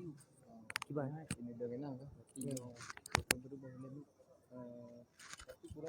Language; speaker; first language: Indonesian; non-native, local second language; Achinese